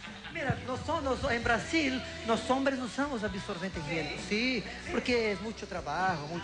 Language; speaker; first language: Spanish; non-native, learner; Portuguese